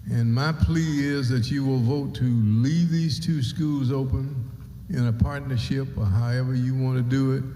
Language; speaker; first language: English; native; English